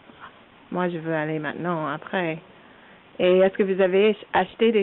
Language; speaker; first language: French; non-native, learner; English